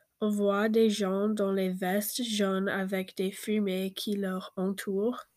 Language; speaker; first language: French; non-native, learner; English